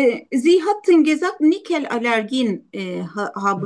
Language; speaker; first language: German; non-native, learner; Turkish